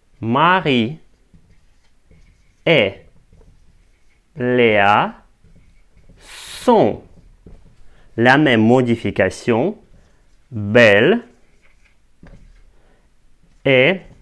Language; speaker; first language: French; non-native, fluent; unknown